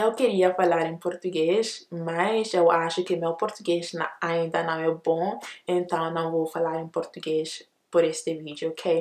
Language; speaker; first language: Portuguese; non-native, learner; Akan